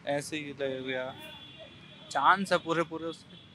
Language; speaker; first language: Hindi; native; Hindi